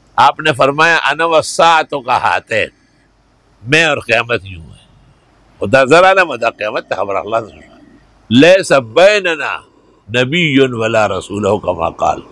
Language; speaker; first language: Urdu; non-native, local second language; Pashto